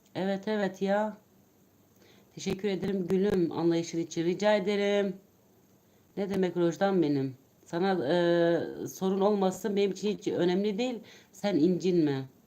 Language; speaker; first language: Turkish; native; Turkish